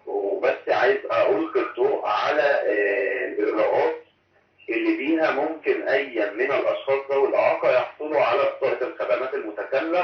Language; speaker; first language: Arabic; native; Arabic